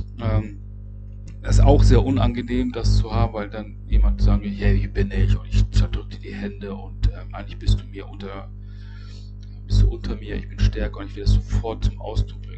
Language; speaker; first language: German; native; German